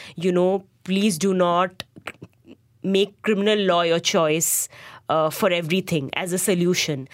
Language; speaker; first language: English; non-native, local second language; Hindi